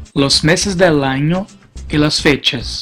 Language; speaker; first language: Spanish; non-native, fluent; Portuguese